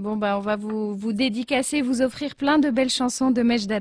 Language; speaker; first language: French; non-native, local second language; Arabic